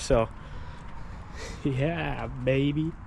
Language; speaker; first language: English; native; English